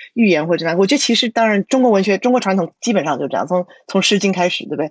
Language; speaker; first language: Chinese; native; Chinese